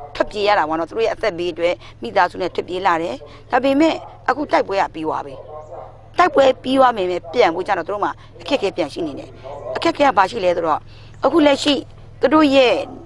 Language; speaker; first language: Burmese; non-native, local second language; Karen languages